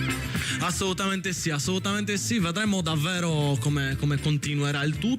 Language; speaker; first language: Italian; native; Italian